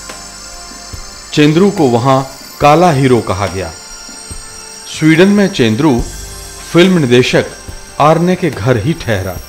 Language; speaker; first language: Hindi; native; Hindi